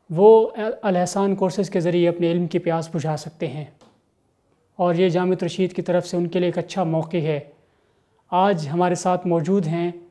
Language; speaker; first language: Urdu; native; Urdu